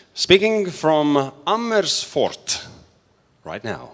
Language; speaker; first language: English; non-native, fluent; Latvian